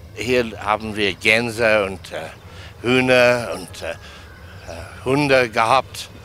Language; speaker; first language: German; non-native, fluent; English